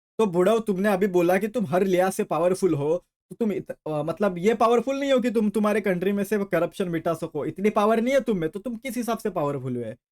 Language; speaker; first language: Hindi; native; Hindi